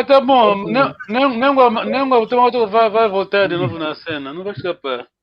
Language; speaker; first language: Portuguese; non-native, local second language; Kongo